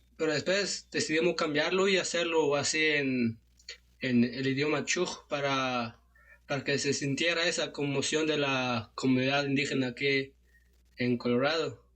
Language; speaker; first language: Spanish; non-native, local second language; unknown